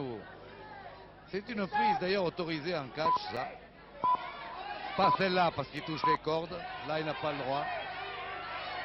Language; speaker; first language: French; native; French